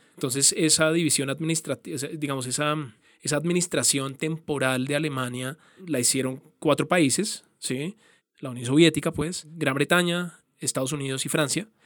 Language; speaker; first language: Spanish; native; Spanish